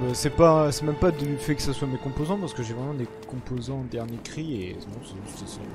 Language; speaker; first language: French; native; French